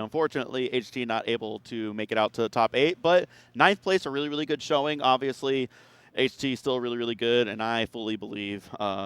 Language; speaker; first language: English; native; English